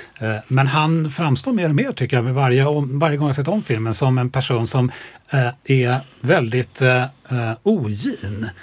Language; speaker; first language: Swedish; native; Swedish